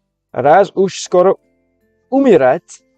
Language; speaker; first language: Russian; non-native, learner; English